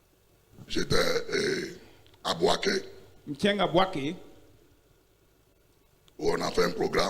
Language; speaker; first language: French; non-native, local second language; Fon